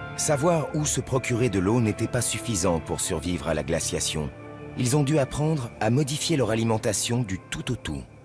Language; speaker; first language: French; native; French